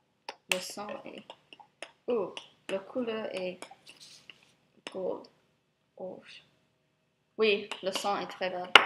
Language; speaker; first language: French; non-native, learner; English